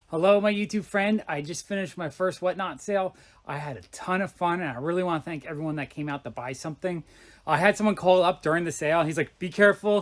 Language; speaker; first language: English; native; English